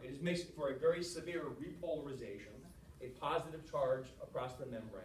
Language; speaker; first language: English; native; English